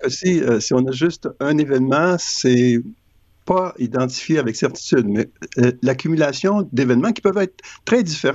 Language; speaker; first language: French; native; French